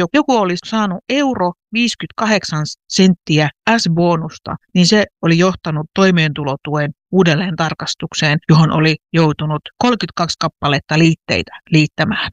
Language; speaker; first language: Finnish; native; Finnish